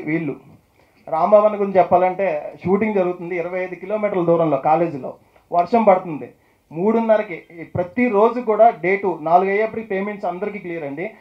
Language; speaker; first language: Telugu; native; Telugu